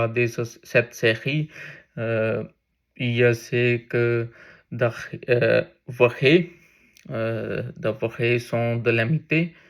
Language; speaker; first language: French; non-native, learner; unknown